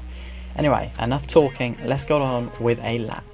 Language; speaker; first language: English; native; English